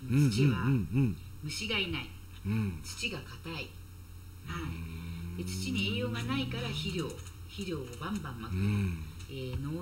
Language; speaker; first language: Japanese; native; Japanese